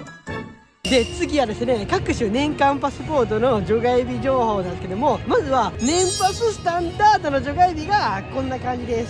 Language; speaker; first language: Japanese; native; Japanese